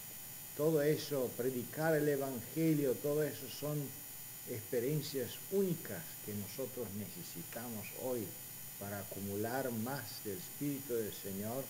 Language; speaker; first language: Spanish; non-native, fluent; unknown